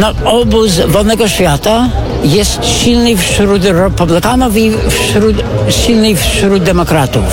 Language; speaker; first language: Polish; non-native, fluent; English